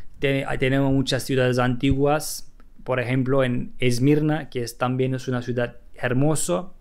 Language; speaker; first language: Spanish; non-native, fluent; Turkish